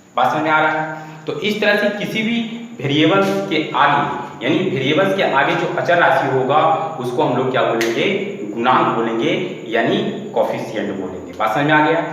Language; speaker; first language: Hindi; native; Hindi